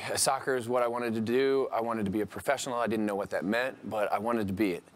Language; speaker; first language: English; native; English